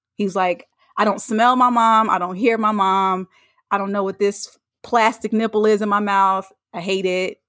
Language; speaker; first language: English; native; English